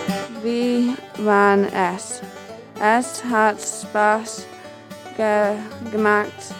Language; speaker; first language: German; non-native, learner; English